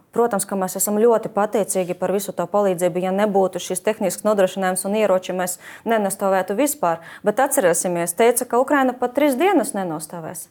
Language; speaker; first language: Latvian; non-native, fluent; Ukrainian